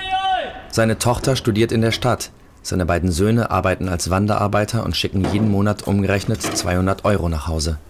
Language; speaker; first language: German; native; German